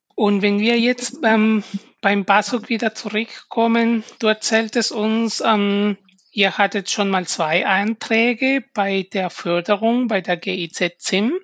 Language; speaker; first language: German; non-native, fluent; Spanish